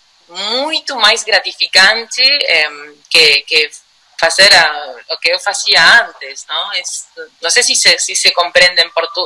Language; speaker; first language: Portuguese; non-native, learner; Spanish